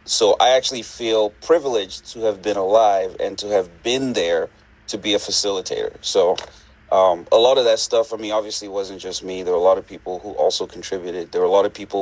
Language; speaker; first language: English; non-native, local second language; Yoruba